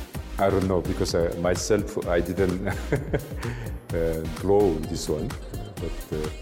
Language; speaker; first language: English; non-native, learner; Korean